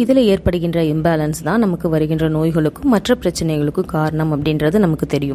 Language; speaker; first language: Tamil; native; Tamil